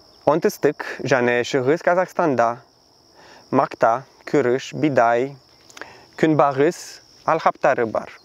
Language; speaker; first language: Kazakh; non-native, learner; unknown